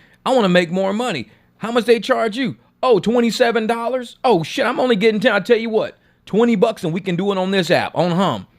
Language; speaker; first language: English; native; English